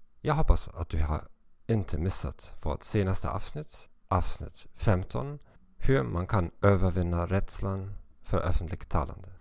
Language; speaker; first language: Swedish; non-native, fluent; German